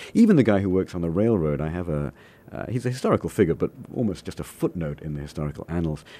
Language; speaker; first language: English; native; English